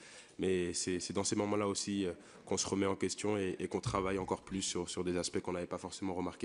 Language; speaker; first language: French; native; French